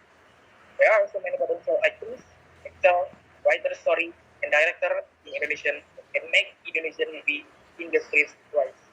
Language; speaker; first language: English; non-native, learner; Indonesian